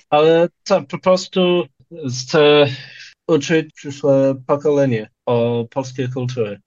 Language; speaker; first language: Polish; early bilingual, heritage; Polish